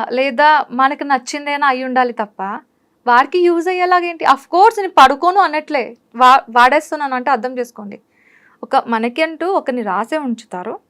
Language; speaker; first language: Telugu; native; Telugu